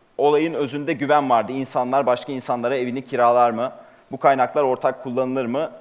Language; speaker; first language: Turkish; native; Turkish